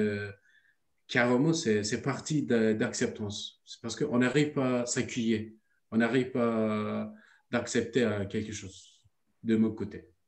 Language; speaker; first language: French; non-native, learner; Turkish